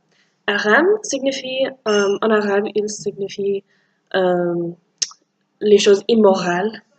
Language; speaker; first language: French; non-native, learner; English